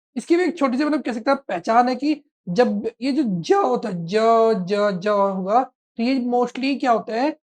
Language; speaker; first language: Hindi; native; Hindi